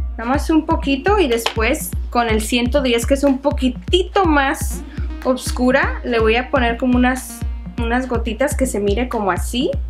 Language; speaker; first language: Spanish; early bilingual, heritage; Spanish